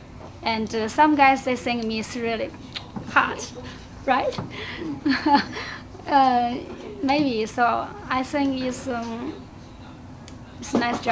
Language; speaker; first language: English; non-native, learner; Chinese